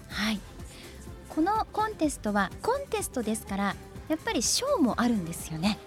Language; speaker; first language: Japanese; native; Japanese